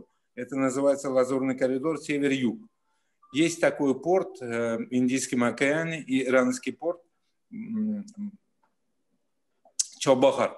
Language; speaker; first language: Russian; non-native, fluent; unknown